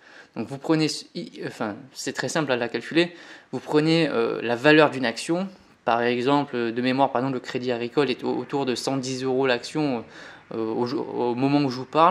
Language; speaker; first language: French; native; French